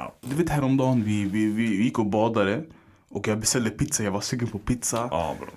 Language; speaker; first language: Swedish; early bilingual, other home language; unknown